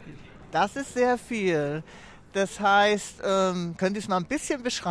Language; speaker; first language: German; native; German